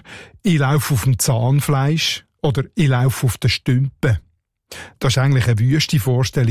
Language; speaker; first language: German; native; German